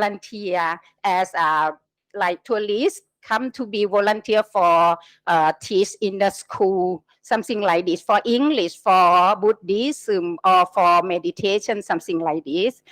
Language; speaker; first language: English; non-native, learner; Thai